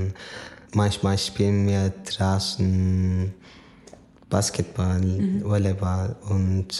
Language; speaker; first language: German; non-native, fluent; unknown